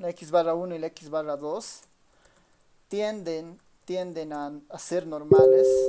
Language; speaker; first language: Spanish; native; Spanish